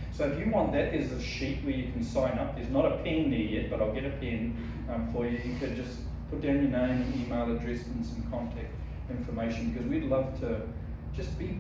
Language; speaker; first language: English; native; English